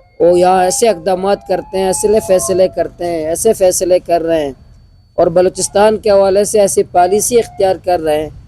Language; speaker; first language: Urdu; non-native, local second language; Baluchi